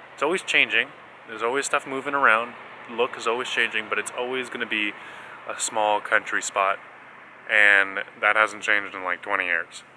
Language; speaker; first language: English; native; English